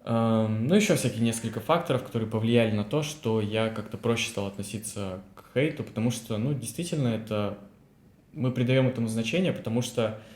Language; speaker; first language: Russian; native; Russian